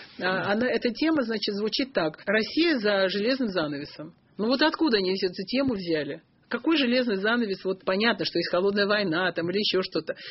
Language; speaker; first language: Russian; native; Russian